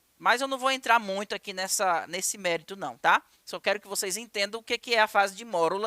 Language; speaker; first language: Portuguese; native; Portuguese